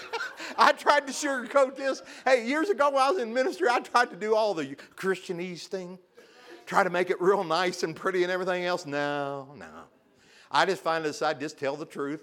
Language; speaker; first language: English; native; English